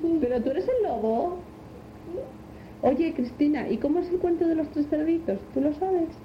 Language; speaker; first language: Spanish; native; Spanish